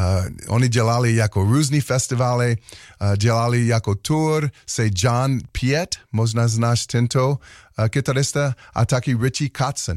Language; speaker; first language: Czech; non-native, learner; Slovak